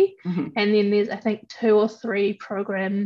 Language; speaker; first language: English; native; English